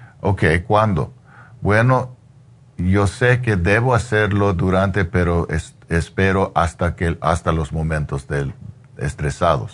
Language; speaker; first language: Spanish; non-native, learner; English